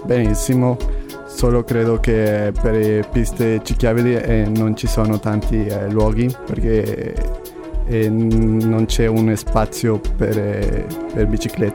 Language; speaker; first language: Italian; non-native, learner; Spanish